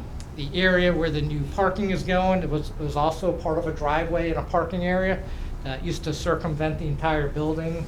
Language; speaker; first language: English; native; English